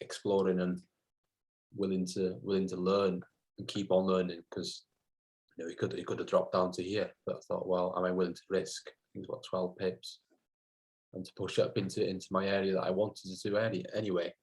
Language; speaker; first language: English; native; English